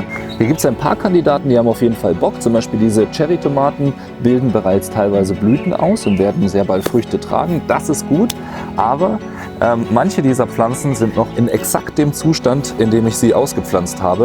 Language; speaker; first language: German; native; German